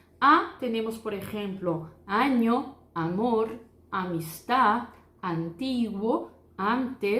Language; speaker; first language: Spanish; non-native, fluent; Portuguese